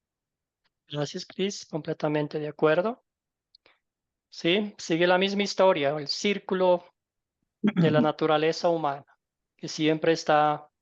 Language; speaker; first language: Spanish; native; Spanish